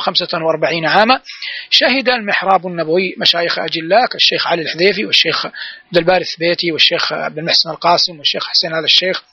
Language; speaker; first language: Arabic; native; Arabic